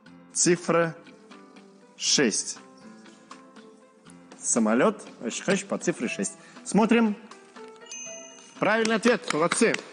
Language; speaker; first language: Russian; native; Russian